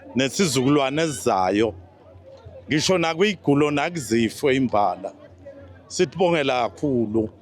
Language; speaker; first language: Zulu; non-native, local second language; Swati